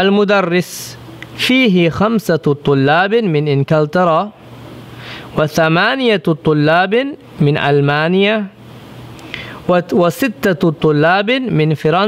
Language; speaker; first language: Arabic; non-native, fluent; English